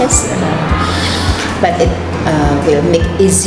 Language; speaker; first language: English; non-native, learner; Indonesian